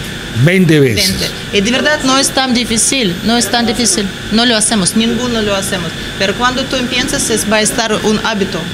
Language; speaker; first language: Spanish; non-native, learner; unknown